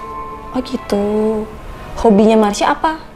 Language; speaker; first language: Indonesian; native; Indonesian